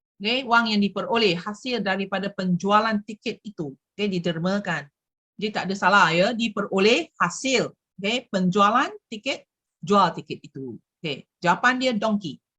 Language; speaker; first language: Malay; non-native, local second language; Chinese